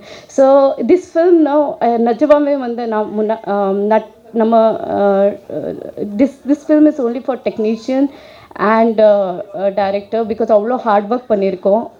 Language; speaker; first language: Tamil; non-native, learner; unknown